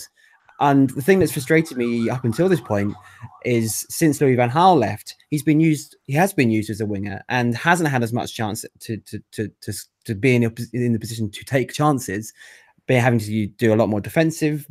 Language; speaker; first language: English; native; English